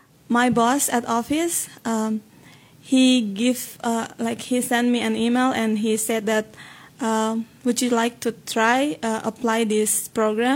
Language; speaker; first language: English; non-native, fluent; Indonesian